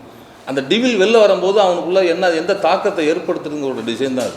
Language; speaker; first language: Tamil; native; Tamil